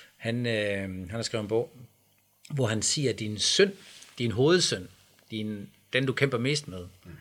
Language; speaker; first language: Danish; native; Danish